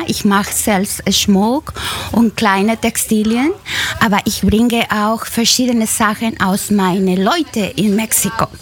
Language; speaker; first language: German; non-native, learner; Spanish